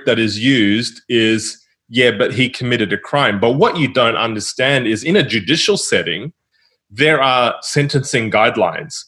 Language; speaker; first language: English; native; English